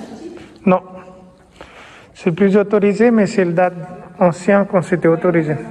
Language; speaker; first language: French; non-native, fluent; Hindi